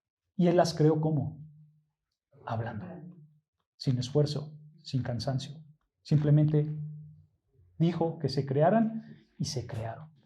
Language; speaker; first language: Spanish; native; Spanish